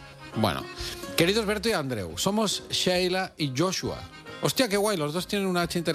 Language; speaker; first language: Spanish; native; Spanish